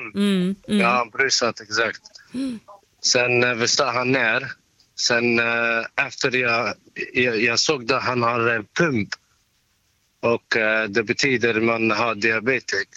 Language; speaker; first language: Swedish; non-native, fluent; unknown